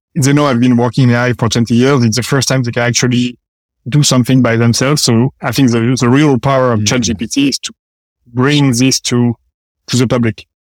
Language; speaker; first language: English; non-native, fluent; French